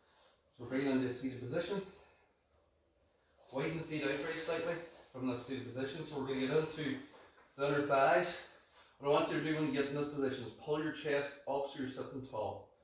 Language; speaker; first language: English; native; English